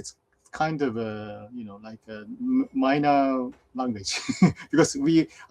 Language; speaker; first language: English; non-native, fluent; Japanese